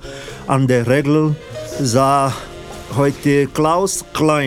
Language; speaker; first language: German; non-native, fluent; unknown